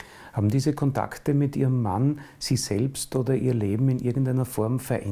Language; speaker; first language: German; native; German